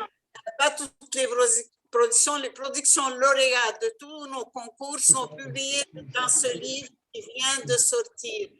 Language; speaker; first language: French; non-native, local second language; Arabic